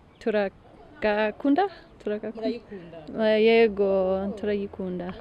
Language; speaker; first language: Kinyarwanda; non-native, learner; English